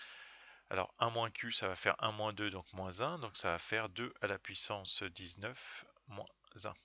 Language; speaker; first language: French; native; French